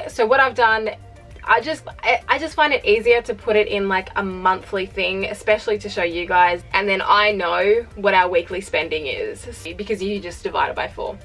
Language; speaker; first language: English; native; English